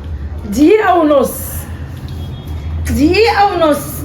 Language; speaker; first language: Arabic; native; Arabic